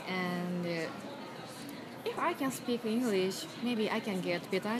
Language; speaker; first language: English; non-native, learner; Japanese